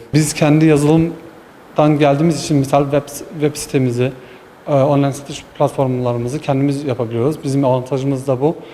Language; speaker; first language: Turkish; native; Turkish